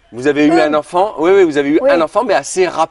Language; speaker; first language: French; native; French